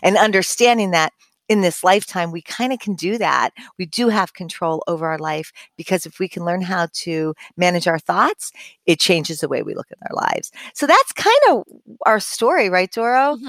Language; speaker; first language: English; native; English